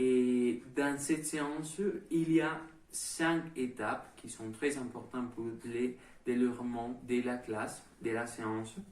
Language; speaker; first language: French; non-native, learner; Spanish